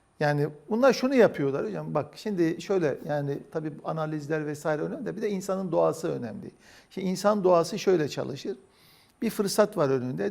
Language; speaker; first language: Turkish; native; Turkish